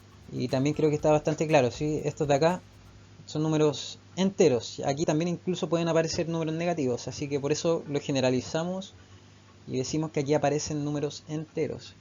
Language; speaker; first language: Spanish; native; Spanish